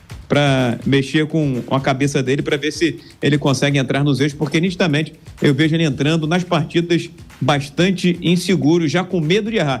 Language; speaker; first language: Portuguese; native; Portuguese